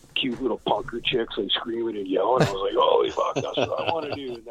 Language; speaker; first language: English; native; English